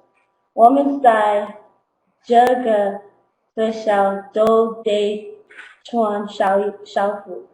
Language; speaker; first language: Chinese; non-native, learner; English